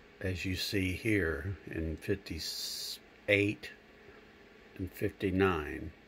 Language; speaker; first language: English; native; English